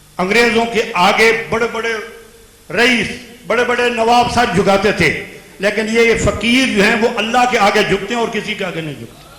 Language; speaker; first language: Urdu; non-native, local second language; Punjabi